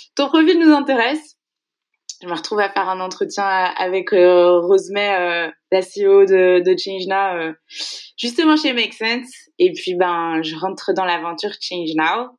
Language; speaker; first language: French; native; French